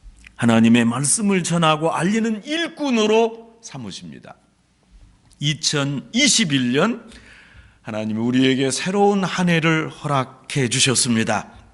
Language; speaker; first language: Korean; native; Korean